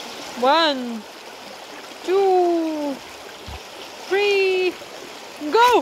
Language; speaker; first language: English; non-native, fluent; Lithuanian